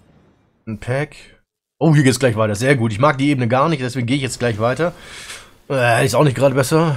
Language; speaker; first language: German; native; German